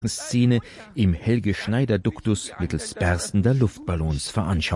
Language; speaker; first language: German; native; German